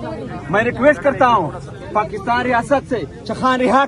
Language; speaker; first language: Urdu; non-native, local second language; Pashto